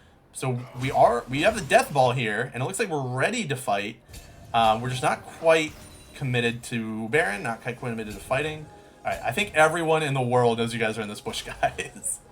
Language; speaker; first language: English; native; English